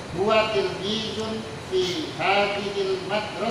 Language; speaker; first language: Arabic; non-native, fluent; Indonesian